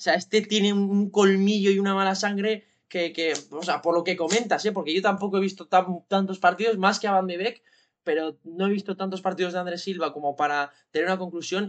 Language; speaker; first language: Spanish; native; Spanish